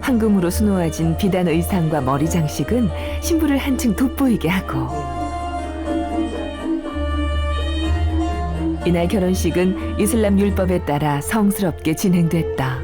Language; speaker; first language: Korean; native; Korean